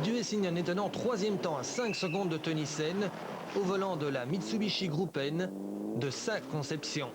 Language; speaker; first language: French; native; French